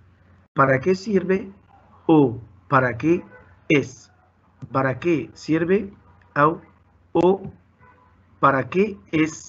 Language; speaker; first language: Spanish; non-native, fluent; Arabic